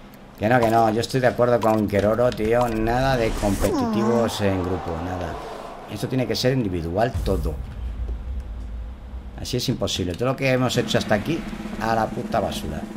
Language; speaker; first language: Spanish; native; Spanish